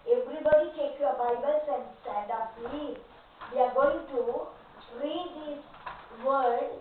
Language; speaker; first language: English; non-native, local second language; Tamil